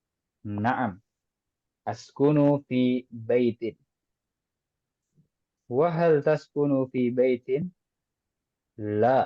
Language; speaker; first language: Arabic; non-native, fluent; Indonesian